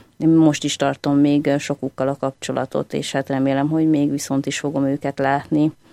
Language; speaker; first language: Hungarian; native; Hungarian